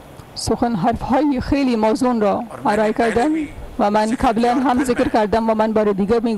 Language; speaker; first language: Persian; non-native, learner; Urdu